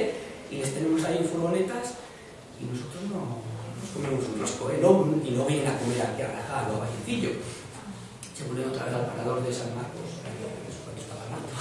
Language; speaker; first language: Spanish; native; Spanish